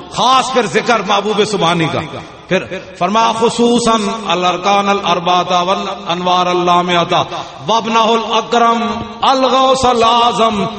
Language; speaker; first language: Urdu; non-native, local second language; Punjabi